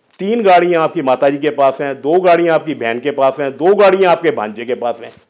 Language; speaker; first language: Hindi; non-native, local second language; Punjabi